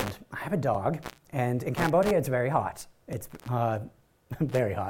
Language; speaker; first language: English; native; English